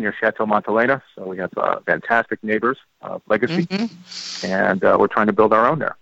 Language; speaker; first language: English; native; English